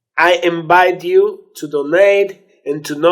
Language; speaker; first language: English; non-native, learner; Spanish